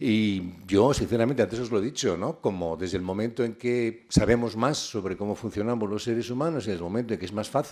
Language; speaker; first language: Spanish; native; Spanish